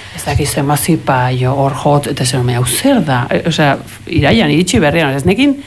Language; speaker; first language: Basque; early bilingual, heritage; Basque